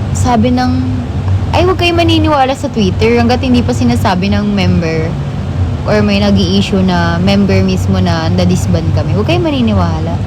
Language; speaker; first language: Filipino; native; Filipino